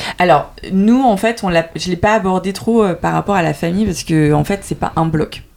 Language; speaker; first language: French; early bilingual, other home language; Vietnamese